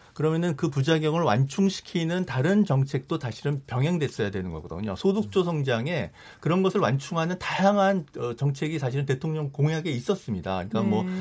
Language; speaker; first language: Korean; native; Korean